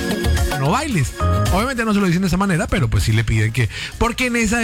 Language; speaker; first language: Spanish; native; Spanish